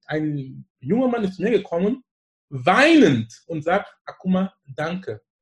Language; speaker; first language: German; non-native, fluent; English